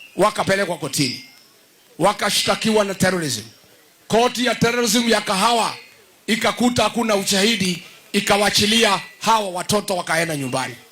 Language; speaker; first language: Swahili; non-native, local second language; Kikuyu